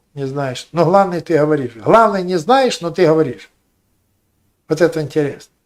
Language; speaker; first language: Russian; non-native, local second language; Ukrainian